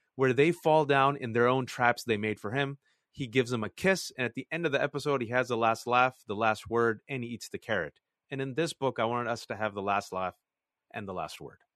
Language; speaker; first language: English; early bilingual, other home language; Urdu